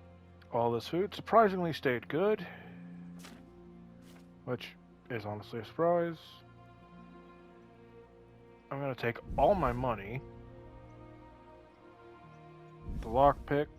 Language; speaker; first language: English; native; English